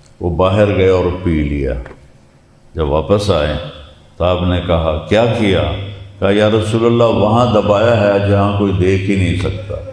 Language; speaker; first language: Urdu; non-native, local second language; Punjabi